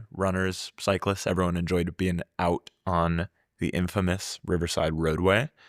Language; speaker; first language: English; native; English